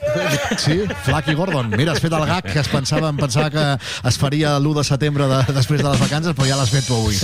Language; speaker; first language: Catalan; native; Catalan